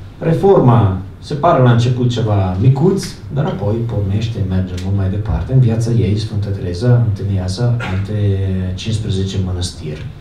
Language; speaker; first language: Romanian; non-native, fluent; Italian